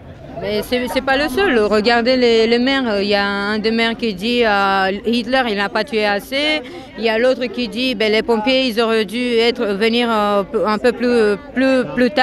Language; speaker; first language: French; non-native, fluent; Romany